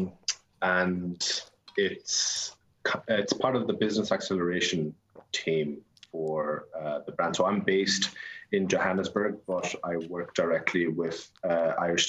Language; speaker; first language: English; native; English